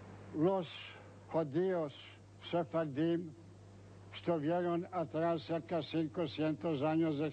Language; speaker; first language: Spanish; early bilingual, heritage; Ladino